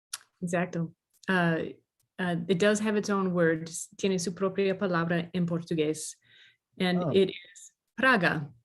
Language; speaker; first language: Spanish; non-native, learner; English